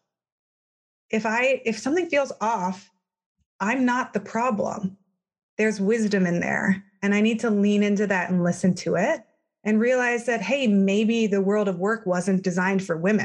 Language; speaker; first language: English; native; English